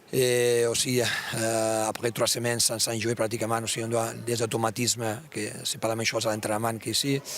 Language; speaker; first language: French; non-native, fluent; Spanish